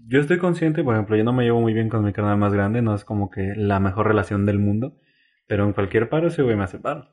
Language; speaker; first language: Spanish; native; Spanish